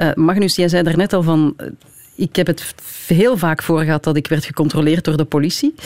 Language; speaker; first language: Dutch; native; Dutch